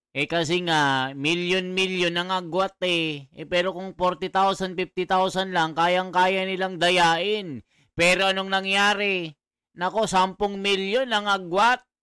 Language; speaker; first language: Filipino; native; Filipino